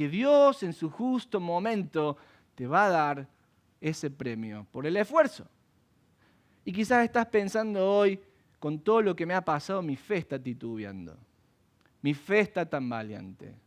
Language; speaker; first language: Spanish; native; Spanish